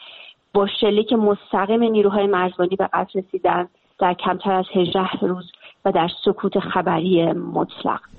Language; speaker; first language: Persian; native; Persian